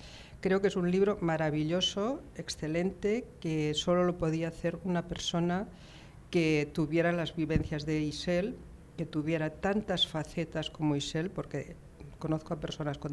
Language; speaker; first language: Spanish; native; Spanish